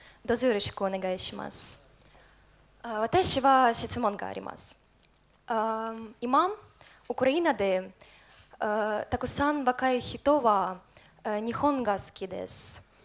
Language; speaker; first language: Japanese; non-native, learner; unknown